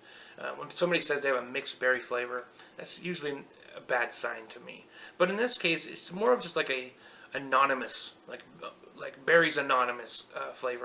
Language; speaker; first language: English; native; English